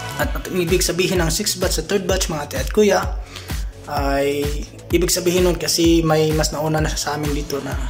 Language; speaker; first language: Filipino; non-native, local second language; Cebuano